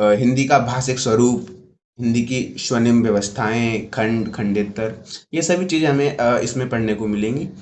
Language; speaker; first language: Hindi; native; Hindi